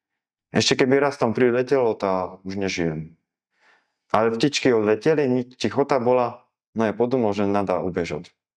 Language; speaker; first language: Russian; non-native, learner; Slovak